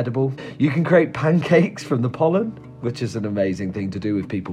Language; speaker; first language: English; native; English